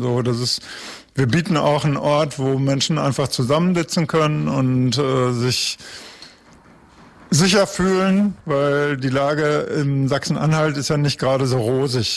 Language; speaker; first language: German; native; German